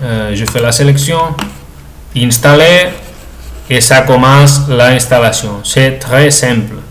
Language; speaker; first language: French; non-native, learner; Spanish